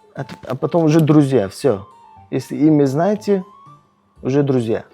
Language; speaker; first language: Russian; non-native, local second language; Tajik